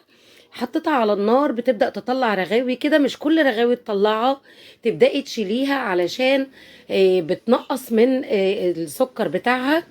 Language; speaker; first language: Arabic; native; Arabic